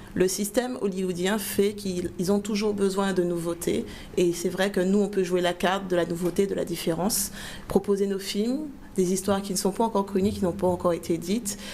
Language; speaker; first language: French; native; French